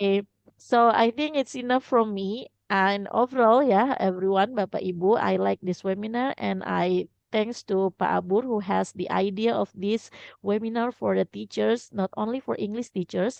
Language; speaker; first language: English; non-native, fluent; Indonesian